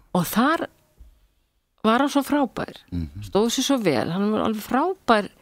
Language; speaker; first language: Icelandic; native; Icelandic